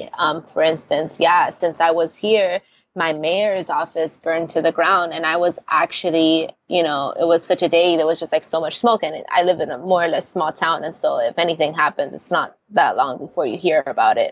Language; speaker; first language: English; early bilingual, other home language; Spanish